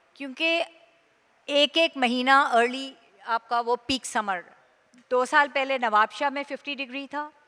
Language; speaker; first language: Urdu; native; Urdu